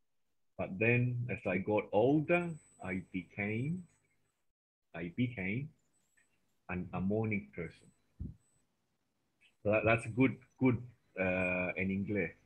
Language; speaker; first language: English; non-native, fluent; Spanish